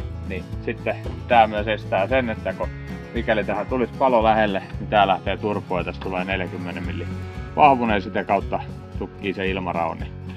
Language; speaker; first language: Finnish; native; Finnish